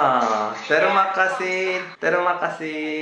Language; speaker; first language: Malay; non-native, learner; Korean